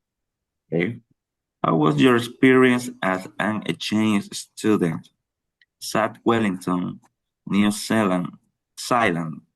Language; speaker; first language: English; non-native, learner; Spanish